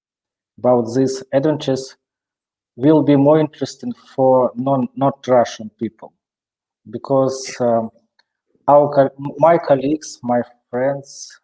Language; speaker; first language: English; non-native, learner; Russian